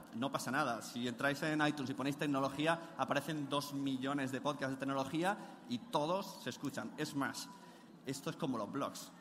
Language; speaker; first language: Spanish; native; Spanish